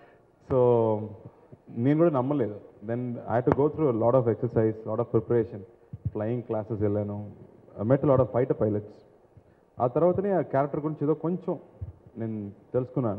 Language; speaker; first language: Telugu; non-native, learner; Tamil